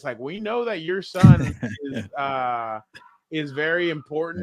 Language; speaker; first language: English; native; English